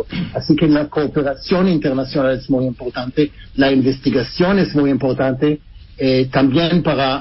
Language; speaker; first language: Spanish; non-native, fluent; Hebrew